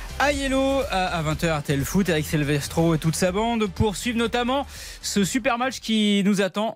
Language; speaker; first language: French; native; French